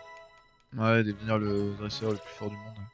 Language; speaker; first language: French; native; French